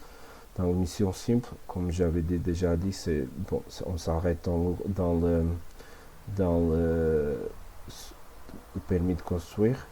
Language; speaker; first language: French; non-native, fluent; Portuguese